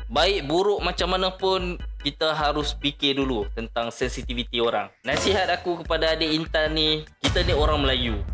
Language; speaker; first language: Malay; native; Malay